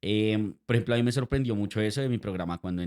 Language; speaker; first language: Spanish; native; Spanish